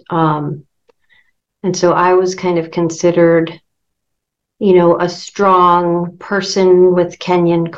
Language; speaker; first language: English; native; English